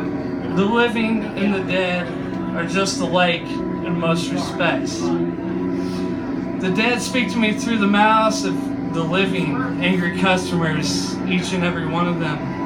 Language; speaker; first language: English; native; English